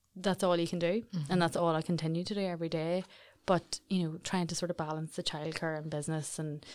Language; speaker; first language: English; native; English